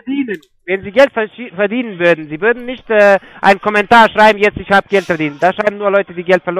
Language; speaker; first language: German; non-native, fluent; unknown